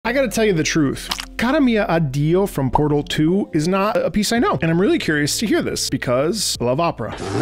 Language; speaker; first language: English; native; English